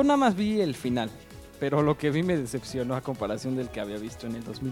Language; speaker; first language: Spanish; native; Spanish